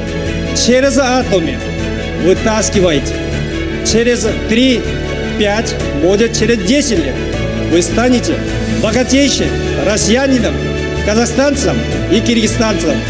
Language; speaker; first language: Russian; non-native, learner; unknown